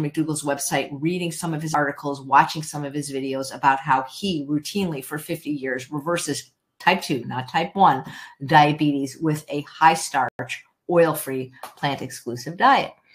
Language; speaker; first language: English; early bilingual, other home language; French